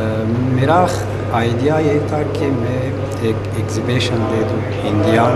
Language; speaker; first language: Hindi; non-native, learner; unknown